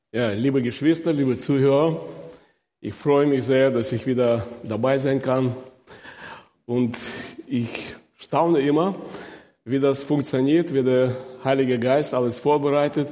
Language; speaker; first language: German; non-native, fluent; Russian